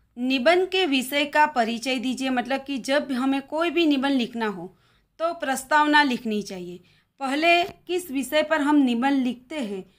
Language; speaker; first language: Hindi; non-native, local second language; Gujarati